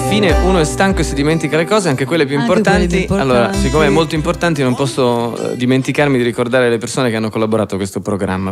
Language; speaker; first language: Italian; native; Italian